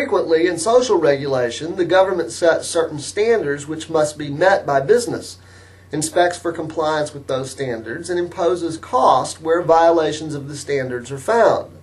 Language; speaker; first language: English; native; English